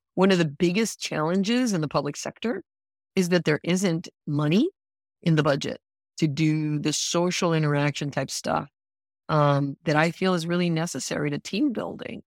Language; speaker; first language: English; non-native, fluent; Spanish